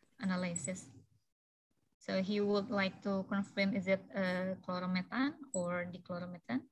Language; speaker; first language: English; non-native, fluent; Indonesian